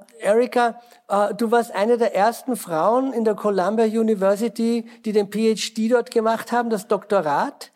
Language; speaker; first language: German; native; German